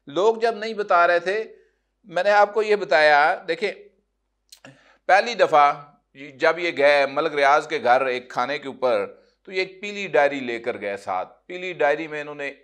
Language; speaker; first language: Urdu; non-native, local second language; Punjabi